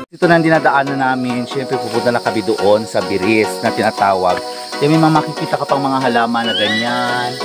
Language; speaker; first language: Filipino; non-native, local second language; Bikol